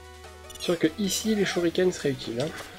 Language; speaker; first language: French; native; French